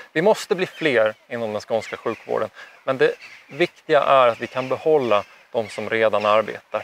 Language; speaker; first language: Swedish; native; Swedish